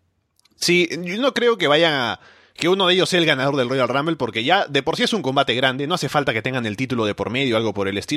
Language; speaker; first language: Spanish; native; Spanish